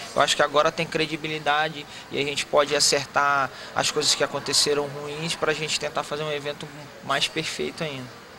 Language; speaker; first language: Portuguese; native; Portuguese